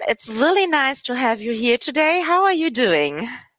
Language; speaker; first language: English; non-native, fluent; German